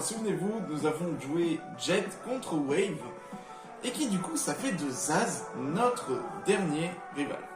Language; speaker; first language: French; native; French